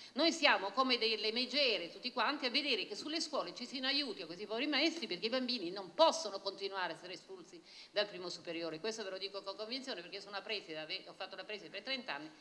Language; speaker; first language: Italian; native; Italian